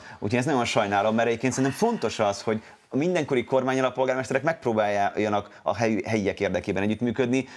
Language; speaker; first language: Hungarian; native; Hungarian